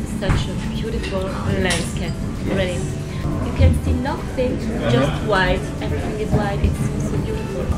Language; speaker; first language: English; non-native, learner; French